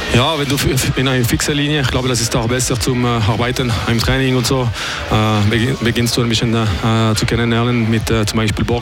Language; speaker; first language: German; non-native, local second language; French